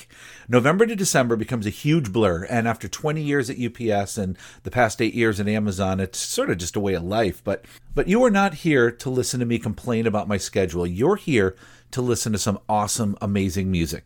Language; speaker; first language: English; native; English